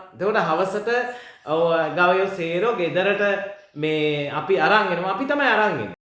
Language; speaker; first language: Sinhala; native; Sinhala